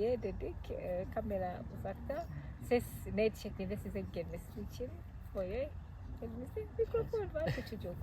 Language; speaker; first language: Turkish; non-native, fluent; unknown